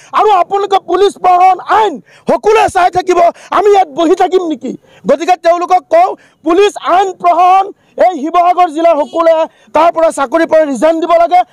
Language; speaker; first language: Assamese; non-native, local second language; Bangla